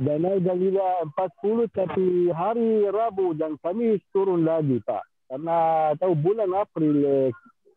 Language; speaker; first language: Indonesian; non-native, fluent; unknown